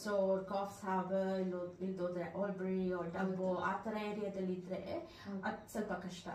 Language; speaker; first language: Kannada; early bilingual, heritage; Kannada